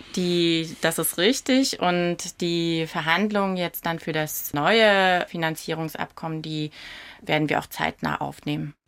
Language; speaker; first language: German; non-native, local second language; Upper Sorbian